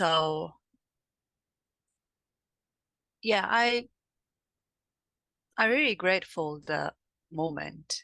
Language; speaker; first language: English; non-native, learner; Japanese